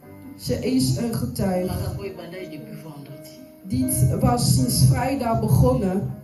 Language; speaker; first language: Dutch; non-native, fluent; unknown